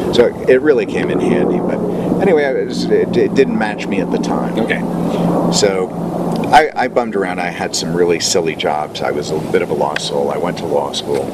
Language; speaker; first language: English; native; English